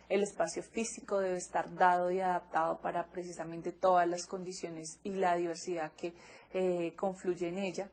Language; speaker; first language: Spanish; native; Spanish